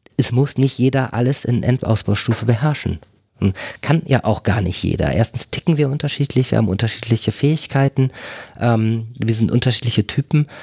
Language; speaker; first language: German; native; German